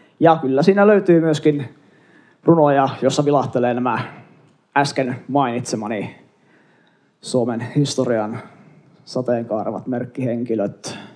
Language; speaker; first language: Finnish; native; Finnish